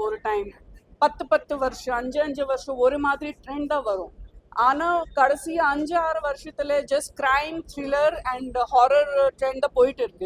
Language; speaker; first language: Tamil; non-native, local second language; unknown